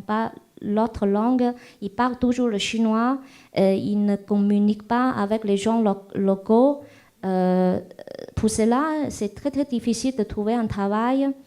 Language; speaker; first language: French; non-native, fluent; Chinese